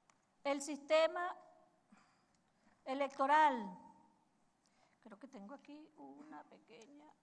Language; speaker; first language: Spanish; native; Spanish